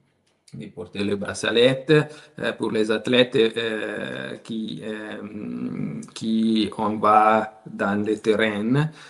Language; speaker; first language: French; non-native, learner; Italian